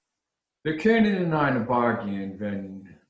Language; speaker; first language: German; non-native, fluent; English